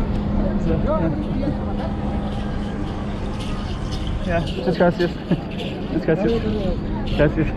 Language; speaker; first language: Spanish; non-native, learner; English